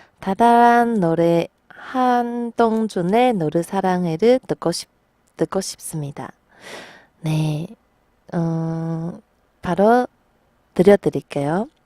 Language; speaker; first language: Korean; non-native, fluent; Chinese